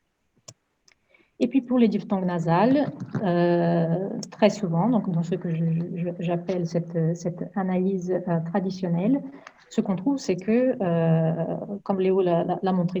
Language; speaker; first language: French; non-native, fluent; Portuguese